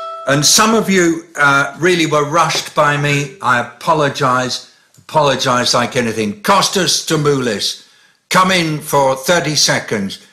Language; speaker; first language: English; native; English